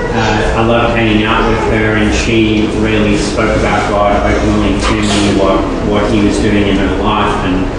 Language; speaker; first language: English; native; English